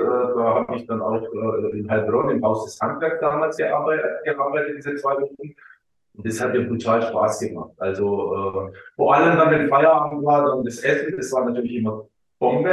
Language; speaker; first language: German; early bilingual, other home language; Croatian